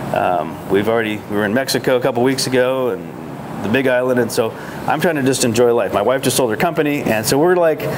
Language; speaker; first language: English; native; English